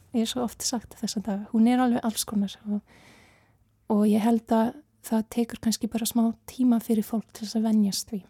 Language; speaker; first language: Icelandic; non-native, fluent; Serbian